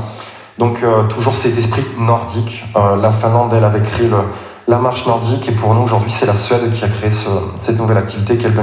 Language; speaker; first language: French; native; French